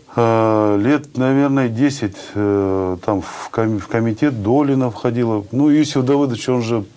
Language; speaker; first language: Russian; non-native, local second language; Kazakh